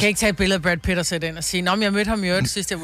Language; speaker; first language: Danish; native; Danish